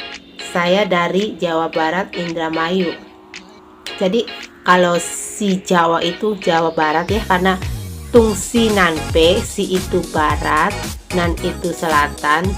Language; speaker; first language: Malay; non-native, local second language; Javanese